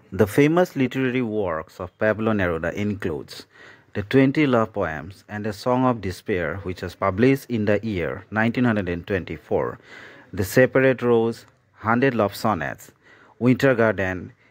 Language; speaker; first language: English; non-native, local second language; Assamese